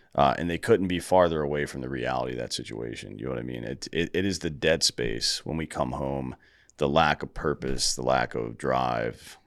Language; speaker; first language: English; native; English